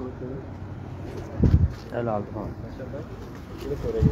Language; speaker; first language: Hindi; non-native, local second language; Punjabi